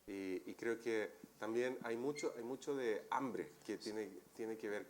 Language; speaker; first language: Spanish; native; Spanish